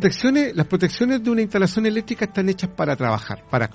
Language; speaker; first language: Spanish; native; Spanish